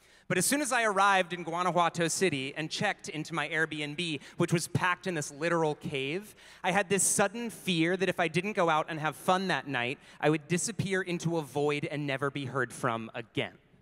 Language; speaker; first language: English; native; English